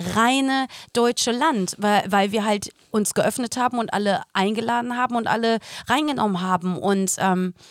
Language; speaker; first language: German; native; German